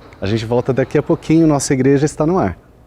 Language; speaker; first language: Portuguese; native; Portuguese